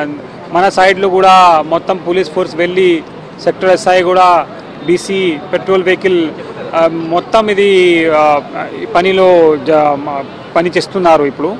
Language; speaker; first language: Telugu; non-native, local second language; Urdu